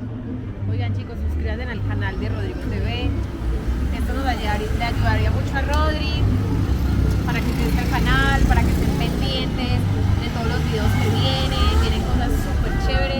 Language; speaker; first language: Spanish; native; Spanish